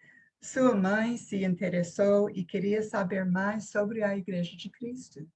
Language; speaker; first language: Portuguese; non-native, fluent; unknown